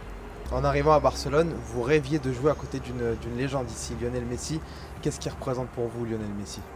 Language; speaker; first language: French; native; French